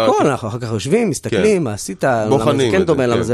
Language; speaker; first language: Hebrew; native; Hebrew